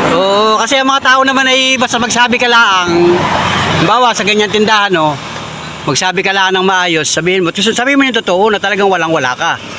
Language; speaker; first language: Filipino; native; Filipino